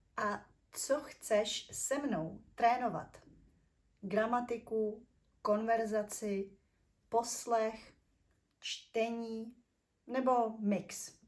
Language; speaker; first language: Czech; native; Czech